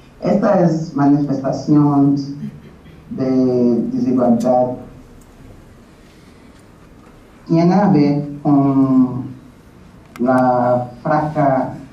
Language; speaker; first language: Spanish; non-native, learner; Portuguese